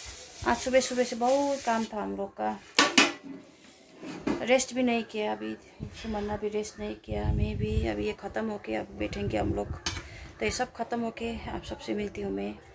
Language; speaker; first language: Hindi; non-native, local second language; Nepali